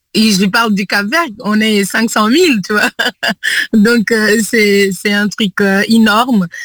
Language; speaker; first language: French; non-native, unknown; Kabuverdianu